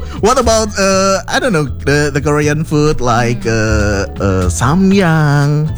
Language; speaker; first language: English; non-native, fluent; Indonesian